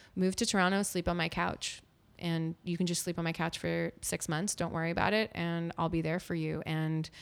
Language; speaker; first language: English; native; English